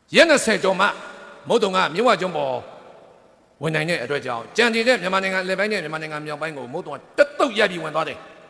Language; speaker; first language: Burmese; native; Burmese